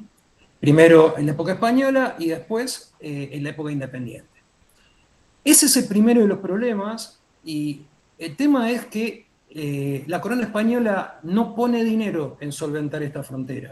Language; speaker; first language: Spanish; native; Spanish